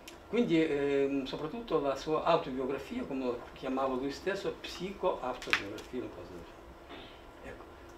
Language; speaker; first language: Italian; non-native, fluent; Russian